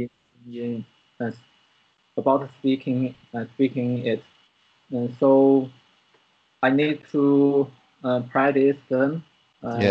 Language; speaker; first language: English; non-native, learner; Chinese